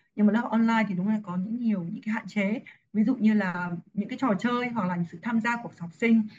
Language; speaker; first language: Vietnamese; native; Vietnamese